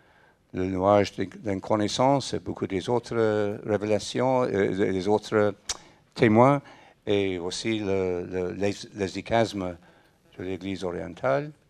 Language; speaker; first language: French; non-native, fluent; English